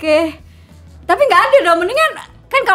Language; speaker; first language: Indonesian; native; Indonesian